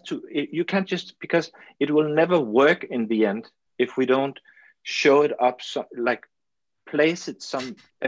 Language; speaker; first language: English; non-native, fluent; Danish